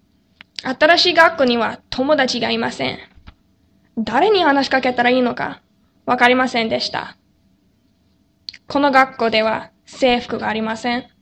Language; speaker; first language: Japanese; non-native, learner; English